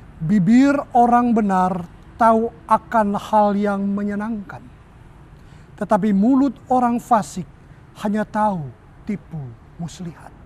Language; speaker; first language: Indonesian; native; Indonesian